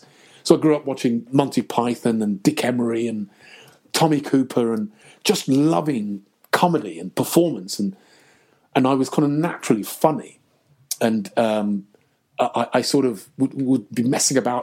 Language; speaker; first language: English; native; English